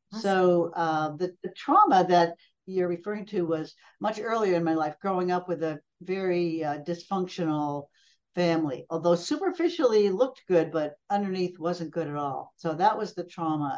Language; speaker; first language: English; native; English